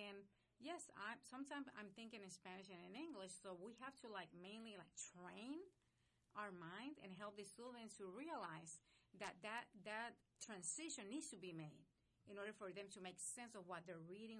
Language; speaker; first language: English; non-native, fluent; Spanish